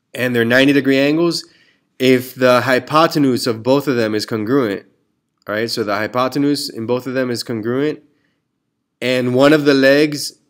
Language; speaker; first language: English; early bilingual, other home language; Spanish